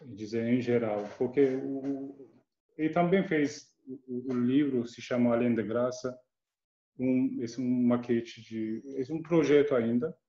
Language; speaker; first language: Portuguese; non-native, learner; Turkish